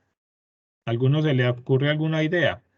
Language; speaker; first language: Spanish; native; Spanish